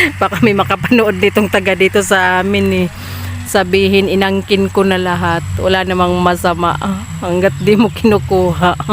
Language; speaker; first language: Filipino; non-native, local second language; Bikol